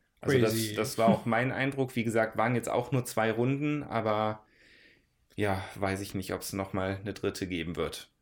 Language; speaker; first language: German; native; German